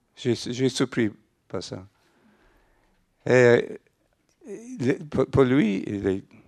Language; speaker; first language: French; non-native, fluent; English